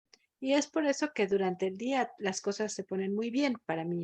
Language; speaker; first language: Spanish; native; Spanish